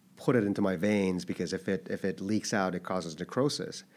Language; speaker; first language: English; early bilingual, other home language; Korean